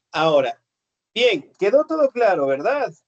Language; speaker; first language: Spanish; native; Spanish